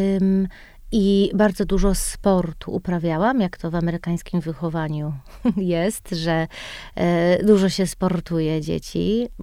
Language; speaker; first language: Polish; early bilingual, heritage; Polish